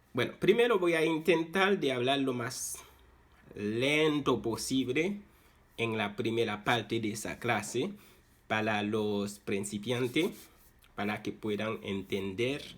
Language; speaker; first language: Spanish; non-native, fluent; Haitian Creole